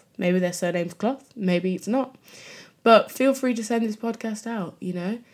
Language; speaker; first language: English; native; English